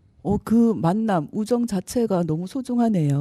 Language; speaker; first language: Korean; native; Korean